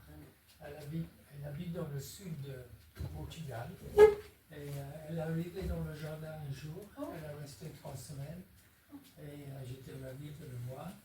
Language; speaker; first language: French; non-native, fluent; English